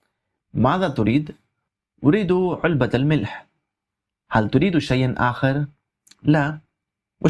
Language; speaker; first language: Arabic; non-native, fluent; Urdu